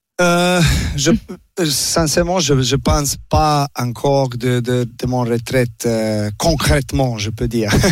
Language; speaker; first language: French; non-native, learner; Serbian